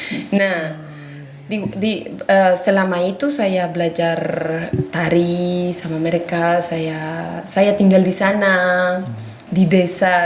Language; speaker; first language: Indonesian; non-native, fluent; Spanish